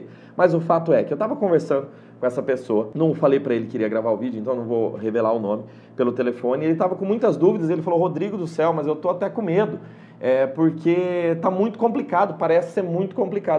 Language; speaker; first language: Portuguese; native; Portuguese